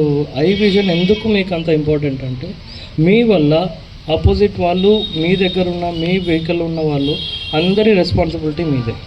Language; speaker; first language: Telugu; native; Telugu